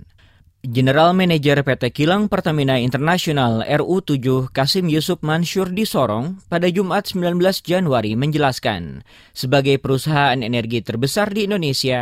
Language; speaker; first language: Indonesian; native; Indonesian